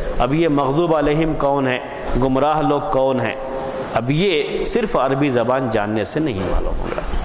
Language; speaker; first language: Urdu; native; Urdu